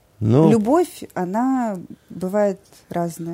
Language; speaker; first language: Russian; native; Russian